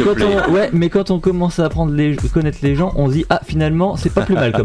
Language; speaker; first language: French; native; French